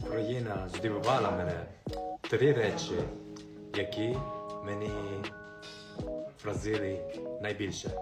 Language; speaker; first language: Ukrainian; non-native, learner; Japanese